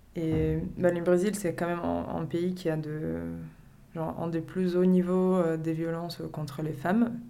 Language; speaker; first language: French; non-native, fluent; Portuguese